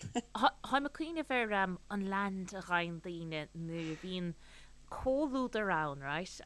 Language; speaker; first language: Irish; native; Irish